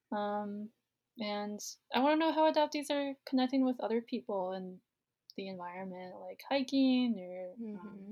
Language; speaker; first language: English; native; English